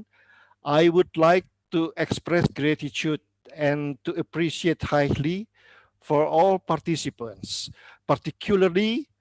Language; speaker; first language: English; non-native, learner; Indonesian